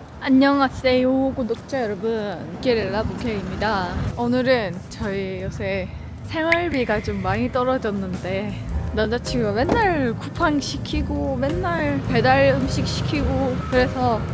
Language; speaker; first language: Korean; non-native, fluent; Turkish